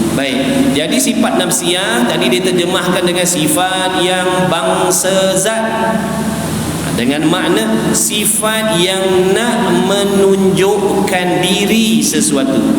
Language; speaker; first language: Malay; native; Malay